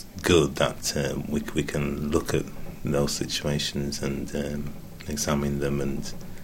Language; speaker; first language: English; native; English